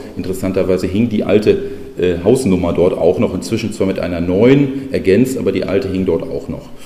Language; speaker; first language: German; native; German